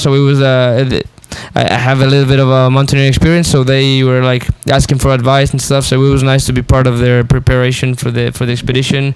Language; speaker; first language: English; non-native, fluent; Spanish